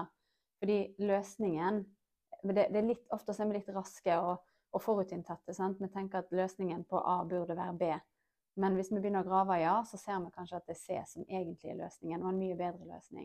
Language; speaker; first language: Norwegian; native; Norwegian